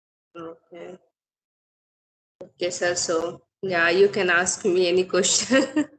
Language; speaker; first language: English; non-native, learner; Hindi